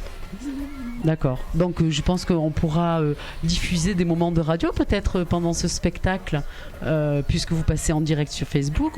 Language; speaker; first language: French; native; French